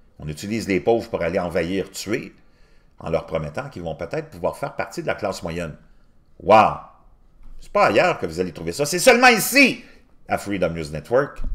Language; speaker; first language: French; native; French